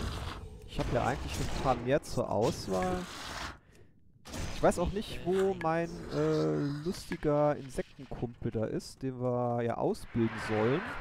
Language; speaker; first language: German; native; German